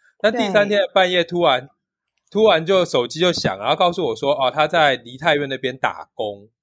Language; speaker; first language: Chinese; native; Chinese